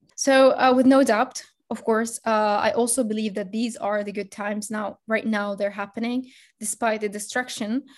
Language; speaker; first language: English; non-native, fluent; Arabic